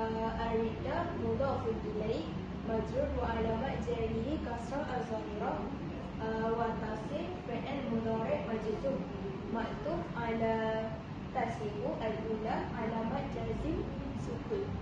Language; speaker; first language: Arabic; non-native, learner; Malay